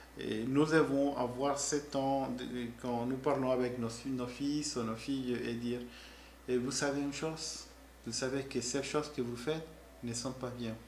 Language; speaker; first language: French; non-native, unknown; Spanish